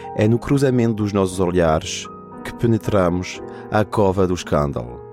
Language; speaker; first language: French; non-native, fluent; Portuguese